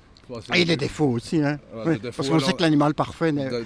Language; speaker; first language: French; native; French